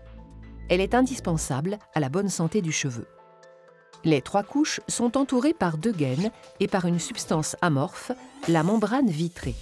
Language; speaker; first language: French; native; French